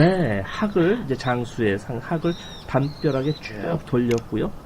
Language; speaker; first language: Korean; native; Korean